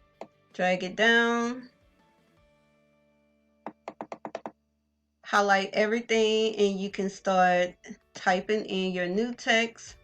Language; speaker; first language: English; native; English